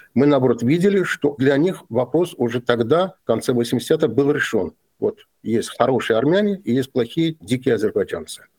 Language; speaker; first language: Russian; non-native, local second language; Azerbaijani